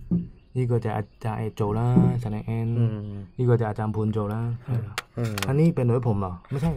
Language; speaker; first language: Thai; non-native, fluent; Cantonese